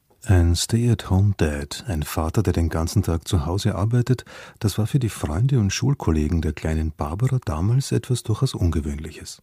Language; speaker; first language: German; native; German